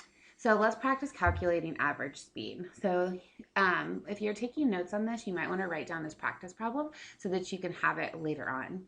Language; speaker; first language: English; native; English